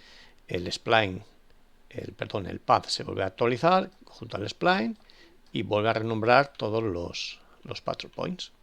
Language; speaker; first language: Spanish; native; Spanish